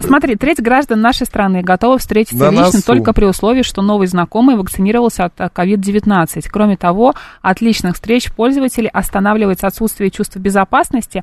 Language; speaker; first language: Russian; native; Russian